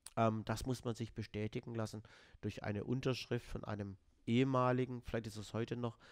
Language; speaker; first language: German; native; German